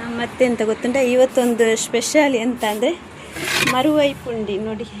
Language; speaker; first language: Kannada; non-native, local second language; Tulu